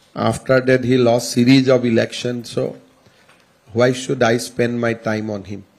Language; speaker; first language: English; non-native, local second language; Assamese